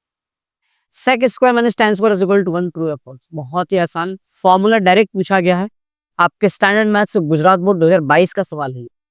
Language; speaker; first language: Hindi; non-native, local second language; Gujarati